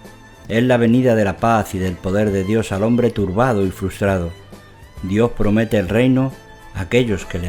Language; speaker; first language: Spanish; native; Spanish